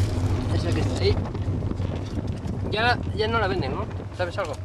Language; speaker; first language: Spanish; native; Spanish